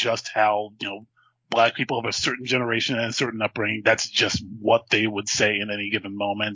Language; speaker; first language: English; native; English